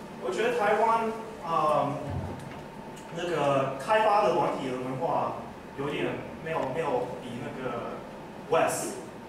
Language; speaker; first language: Chinese; early bilingual, heritage; English